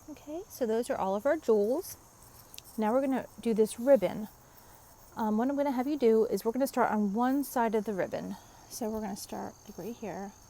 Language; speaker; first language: English; native; English